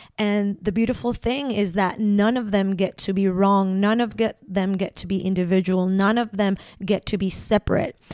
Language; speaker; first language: English; non-native, fluent; Spanish